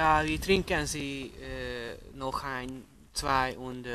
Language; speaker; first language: German; non-native, learner; Hungarian